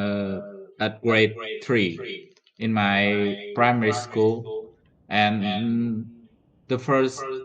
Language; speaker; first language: English; non-native, learner; Vietnamese